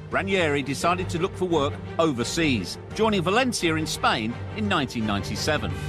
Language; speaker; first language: English; native; English